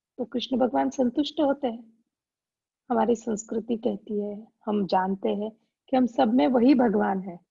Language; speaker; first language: Hindi; non-native, local second language; Gujarati